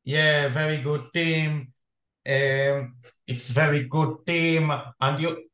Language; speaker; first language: English; non-native, fluent; Hebrew